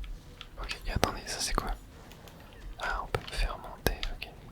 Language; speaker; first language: French; native; French